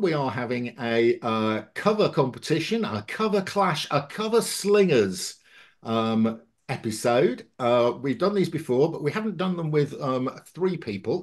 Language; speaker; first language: English; native; English